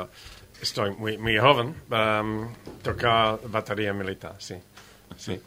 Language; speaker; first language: Spanish; non-native, learner; English